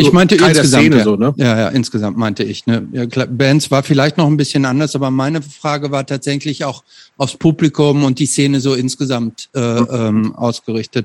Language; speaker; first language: German; native; German